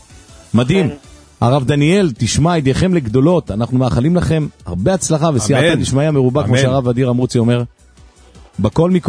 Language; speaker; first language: Hebrew; native; Hebrew